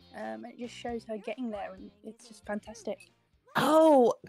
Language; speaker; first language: English; native; English